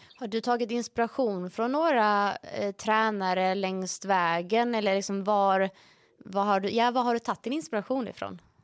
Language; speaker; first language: Swedish; native; Swedish